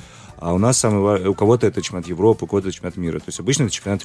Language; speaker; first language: Russian; native; Russian